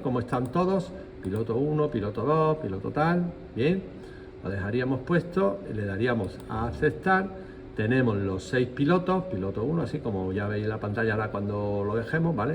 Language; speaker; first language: Spanish; native; Spanish